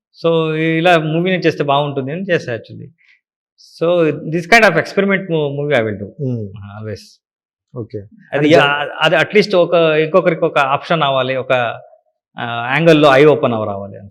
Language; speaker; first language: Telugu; non-native, learner; Kannada